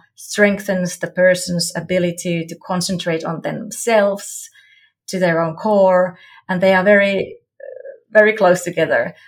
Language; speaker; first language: English; non-native, fluent; Finnish